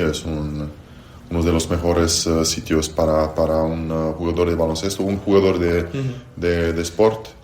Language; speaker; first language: Spanish; non-native, fluent; Serbian